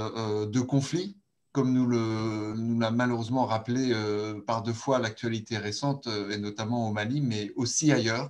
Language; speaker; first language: French; native; French